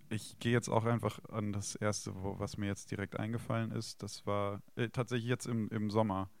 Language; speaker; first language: German; native; German